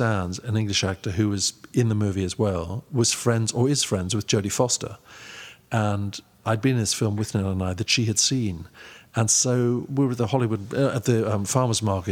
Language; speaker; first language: English; native; English